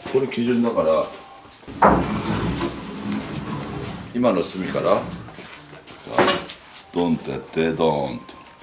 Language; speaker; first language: Japanese; native; Japanese